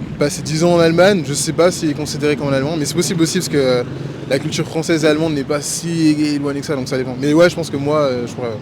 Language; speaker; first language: French; early bilingual, other home language; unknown